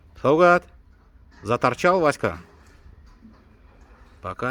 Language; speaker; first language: Russian; native; Russian